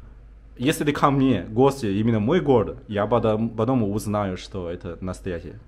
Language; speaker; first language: Russian; non-native, learner; Chinese